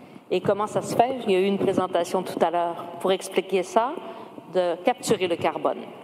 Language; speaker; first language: French; native; French